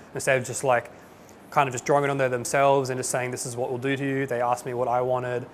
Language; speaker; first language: English; native; English